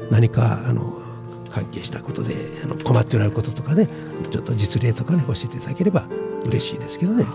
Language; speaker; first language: Japanese; native; Japanese